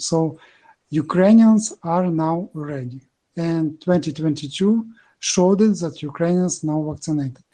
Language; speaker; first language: English; non-native, learner; Ukrainian